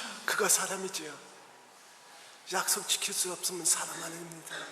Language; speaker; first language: Korean; early bilingual, heritage; English